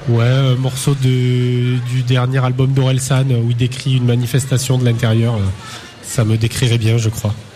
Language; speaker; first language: French; native; French